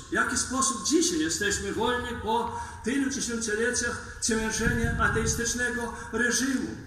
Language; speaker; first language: Polish; non-native, fluent; Belarusian